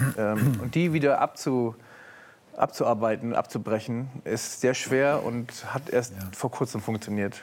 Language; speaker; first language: German; native; German